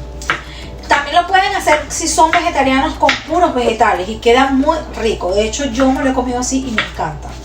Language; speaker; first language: Spanish; native; Spanish